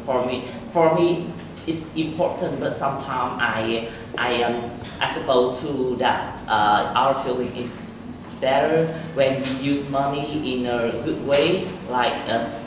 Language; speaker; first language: English; non-native, learner; Vietnamese